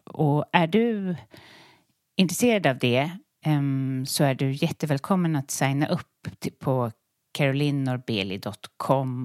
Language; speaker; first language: Swedish; native; Swedish